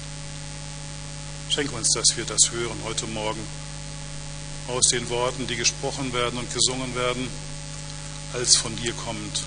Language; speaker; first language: German; native; German